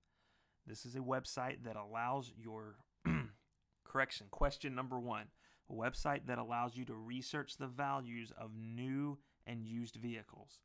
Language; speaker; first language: English; native; English